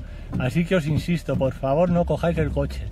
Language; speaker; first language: Spanish; native; Spanish